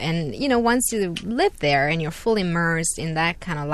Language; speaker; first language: English; non-native, fluent; Italian